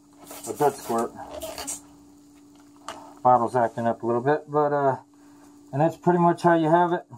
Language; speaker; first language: English; native; English